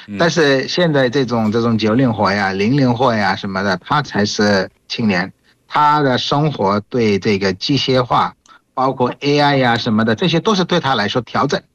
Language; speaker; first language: Chinese; non-native, fluent; Bangla